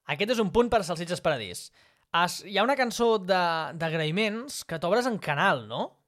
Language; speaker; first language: Catalan; native; Catalan